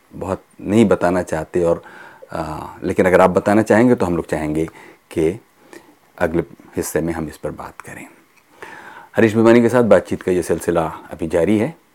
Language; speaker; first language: Hindi; native; Hindi